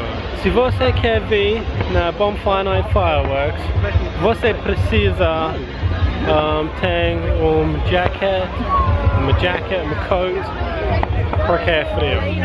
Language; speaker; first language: Portuguese; non-native, learner; English